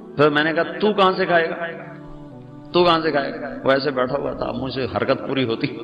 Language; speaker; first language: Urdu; non-native, local second language; Punjabi